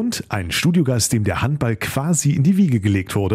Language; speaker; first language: German; native; German